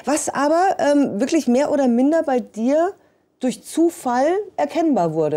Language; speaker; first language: German; native; German